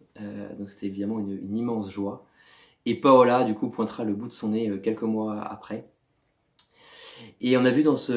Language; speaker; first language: French; native; French